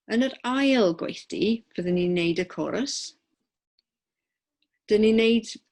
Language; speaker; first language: Welsh; non-native, local second language; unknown